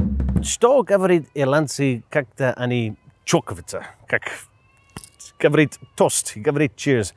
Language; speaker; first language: Russian; non-native, learner; English